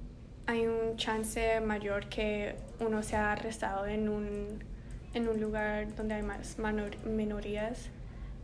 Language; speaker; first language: Spanish; early bilingual, heritage; Spanish